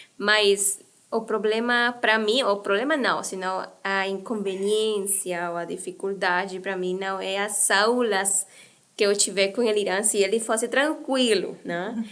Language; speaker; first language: Portuguese; non-native, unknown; Spanish